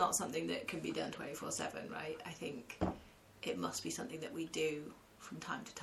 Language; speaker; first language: English; native; English